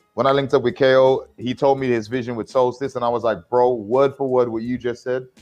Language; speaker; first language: English; native; English